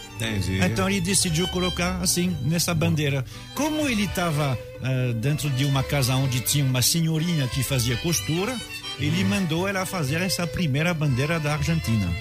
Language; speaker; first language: Portuguese; non-native, fluent; French